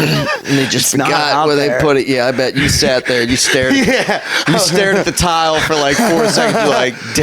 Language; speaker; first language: English; native; English